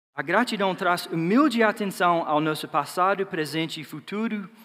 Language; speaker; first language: Portuguese; non-native, fluent; English